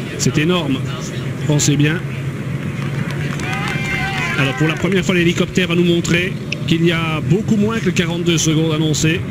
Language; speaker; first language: French; native; French